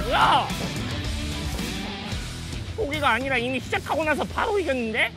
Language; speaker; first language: Korean; native; Korean